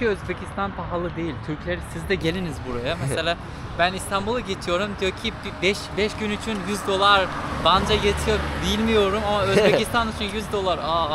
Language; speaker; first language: Turkish; non-native, learner; Uzbek